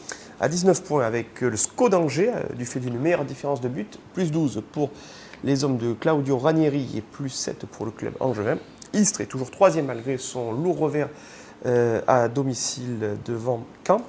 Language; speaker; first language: French; native; French